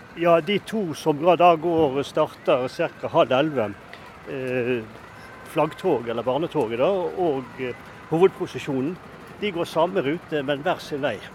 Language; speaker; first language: Norwegian; native; Norwegian